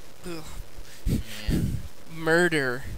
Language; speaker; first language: English; native; English